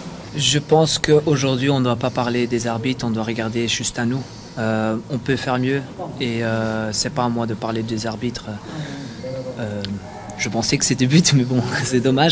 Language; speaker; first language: French; non-native, fluent; Dutch